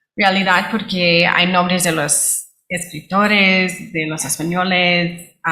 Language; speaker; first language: Spanish; non-native, learner; English